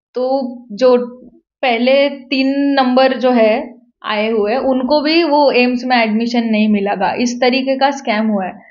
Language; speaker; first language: Hindi; non-native, local second language; Marathi